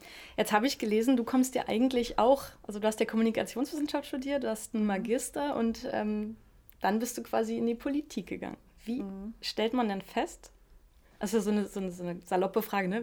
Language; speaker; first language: German; native; German